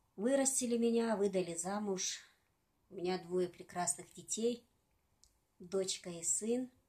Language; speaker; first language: Russian; non-native, local second language; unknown